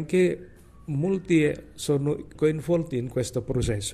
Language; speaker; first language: Italian; non-native, fluent; Javanese